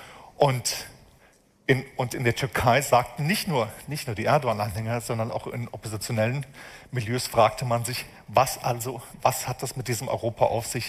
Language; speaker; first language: German; native; German